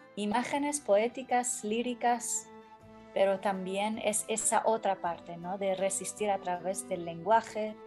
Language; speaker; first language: Spanish; non-native, fluent; Persian